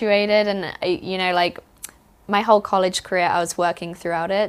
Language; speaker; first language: English; native; English